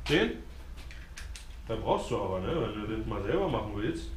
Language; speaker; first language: German; native; German